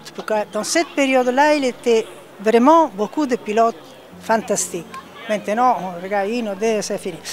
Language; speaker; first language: French; non-native, fluent; Italian